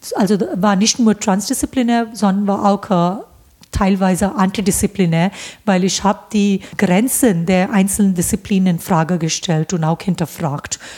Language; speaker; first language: German; non-native, fluent; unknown